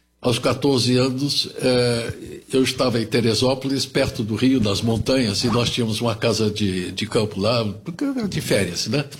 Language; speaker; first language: Portuguese; early bilingual, other home language; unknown